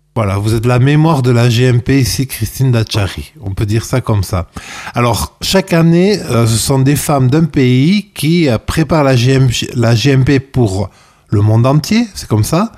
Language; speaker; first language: French; native; French